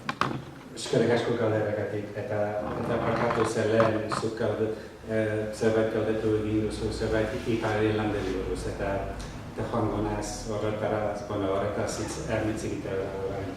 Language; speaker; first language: Basque; non-native, learner; English